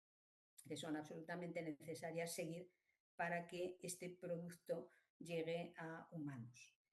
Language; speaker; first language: Spanish; native; Spanish